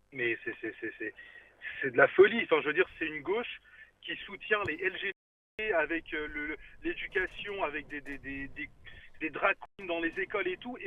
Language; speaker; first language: French; early bilingual, other home language; Kurdish